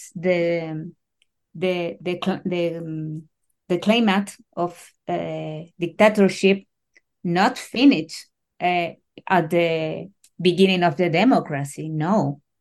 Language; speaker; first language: English; non-native, learner; Spanish